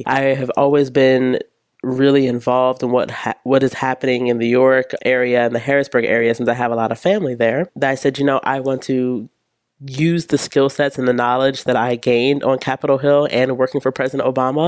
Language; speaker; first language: English; native; English